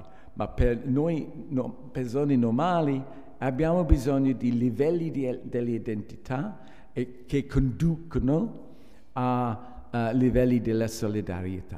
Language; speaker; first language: Italian; non-native, fluent; English